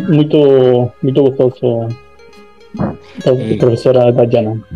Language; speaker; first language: Portuguese; non-native, learner; Spanish